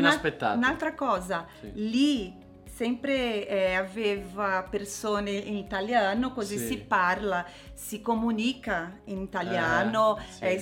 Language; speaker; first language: Italian; non-native, learner; Portuguese